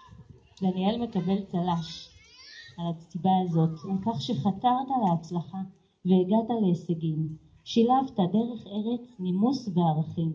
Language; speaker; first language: Hebrew; native; Hebrew